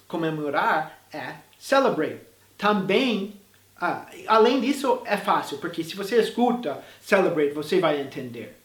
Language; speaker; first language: Portuguese; non-native, fluent; English